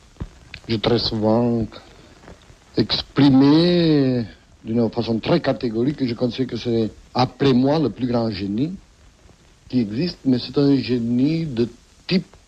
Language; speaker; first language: French; non-native, fluent; Catalan